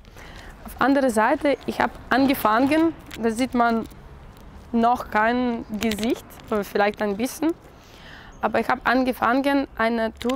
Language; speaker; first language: German; non-native, learner; Russian